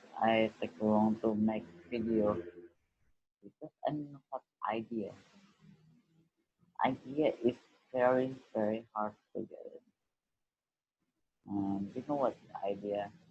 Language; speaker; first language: English; non-native, learner; Indonesian